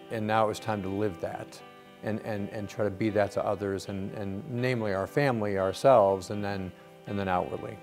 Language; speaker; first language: English; native; English